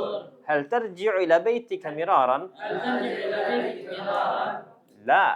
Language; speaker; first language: Arabic; non-native, fluent; Indonesian